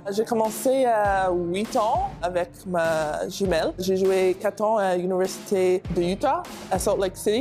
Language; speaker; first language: French; non-native, fluent; English